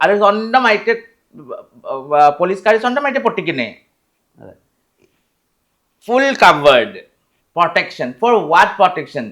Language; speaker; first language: Malayalam; non-native, fluent; Assamese